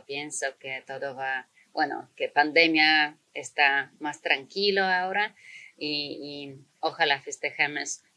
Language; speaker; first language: Spanish; non-native, fluent; Polish